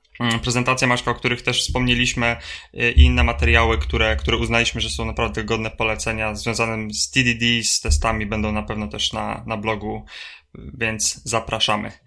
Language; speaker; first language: Polish; native; Polish